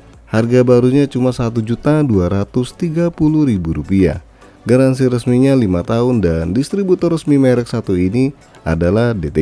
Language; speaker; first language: Indonesian; native; Indonesian